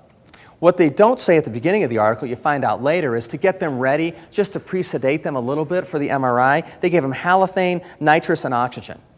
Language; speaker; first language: English; native; English